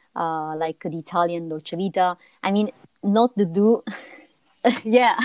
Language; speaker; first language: English; non-native, fluent; Italian